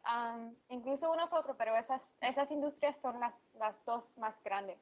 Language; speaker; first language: Spanish; non-native, fluent; English